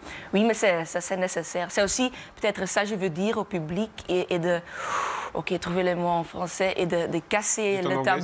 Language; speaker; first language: French; non-native, local second language; Dutch